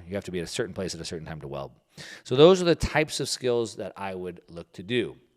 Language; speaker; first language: English; native; English